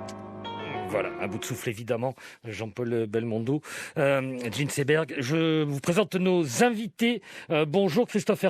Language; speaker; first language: French; native; French